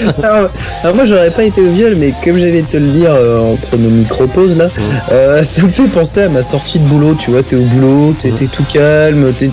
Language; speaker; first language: French; native; French